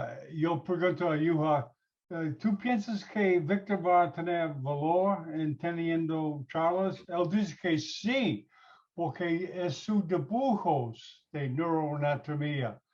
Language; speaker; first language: Spanish; non-native, learner; English